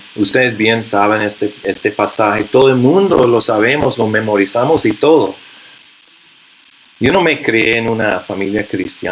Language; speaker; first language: Spanish; non-native, fluent; English